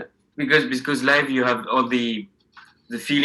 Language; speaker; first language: English; non-native, fluent; French